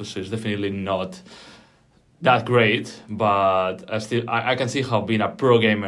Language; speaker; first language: English; non-native, fluent; Spanish